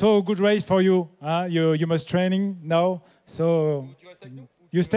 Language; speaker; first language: English; non-native, learner; French